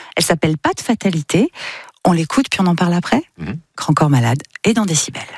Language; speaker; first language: French; native; French